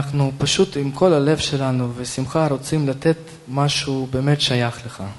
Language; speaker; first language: Hebrew; non-native, fluent; Russian